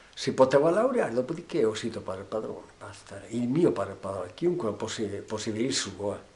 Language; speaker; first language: Italian; non-native, local second language; Sardinian